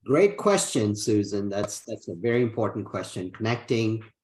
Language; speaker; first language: English; native; English